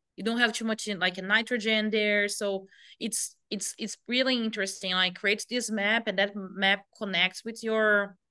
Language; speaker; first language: English; non-native, fluent; Portuguese